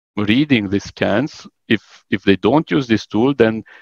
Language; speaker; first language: English; non-native, fluent; Romanian